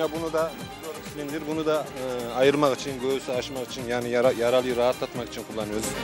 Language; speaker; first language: Turkish; native; Turkish